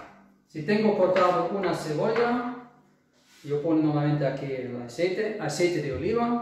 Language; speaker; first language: Spanish; non-native, fluent; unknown